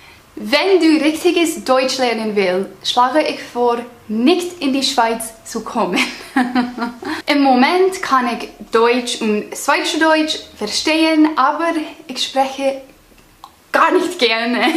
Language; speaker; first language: German; non-native, learner; English